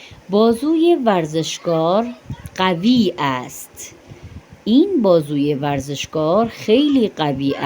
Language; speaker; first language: Persian; non-native, fluent; Urdu